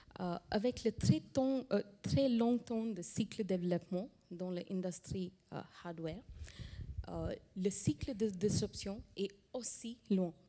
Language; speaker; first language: French; non-native, fluent; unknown